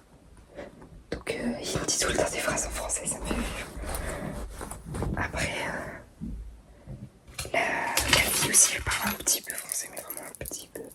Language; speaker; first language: French; native; French